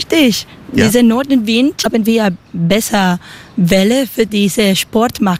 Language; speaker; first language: German; non-native, learner; Spanish